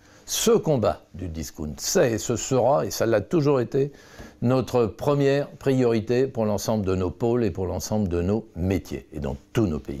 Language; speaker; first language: French; native; French